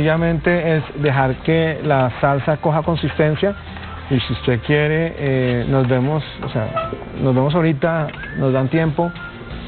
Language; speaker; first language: Spanish; native; Spanish